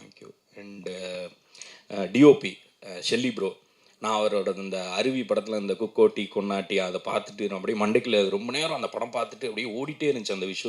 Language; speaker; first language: Tamil; native; Tamil